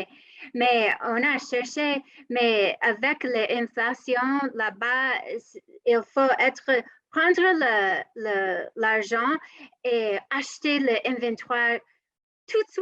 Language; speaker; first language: French; non-native, learner; English